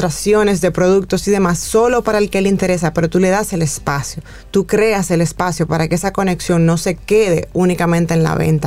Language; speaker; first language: Spanish; native; Spanish